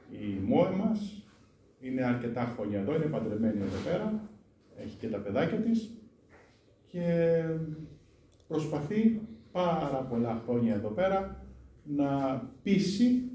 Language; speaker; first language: Greek; native; Greek